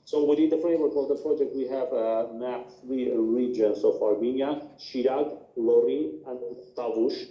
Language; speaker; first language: English; non-native, fluent; Armenian